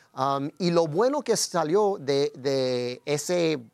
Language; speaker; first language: Spanish; early bilingual, heritage; Spanish